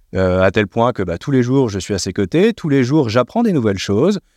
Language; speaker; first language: French; native; French